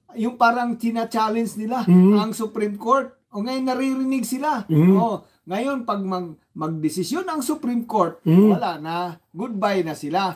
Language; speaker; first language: Filipino; non-native, local second language; Cebuano